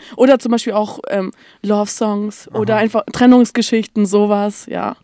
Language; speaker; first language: German; native; German